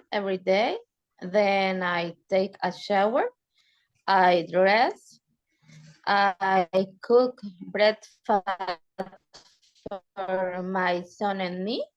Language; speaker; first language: English; non-native, learner; Spanish